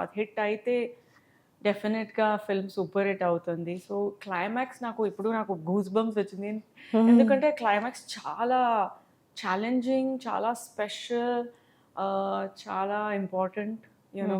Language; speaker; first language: Telugu; non-native, local second language; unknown